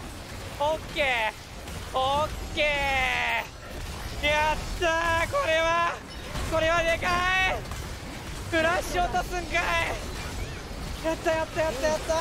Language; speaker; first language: Japanese; native; Japanese